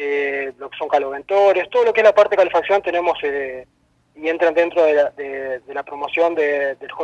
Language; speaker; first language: Spanish; native; Spanish